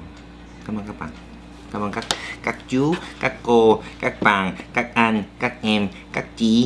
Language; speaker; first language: Vietnamese; non-native, learner; Korean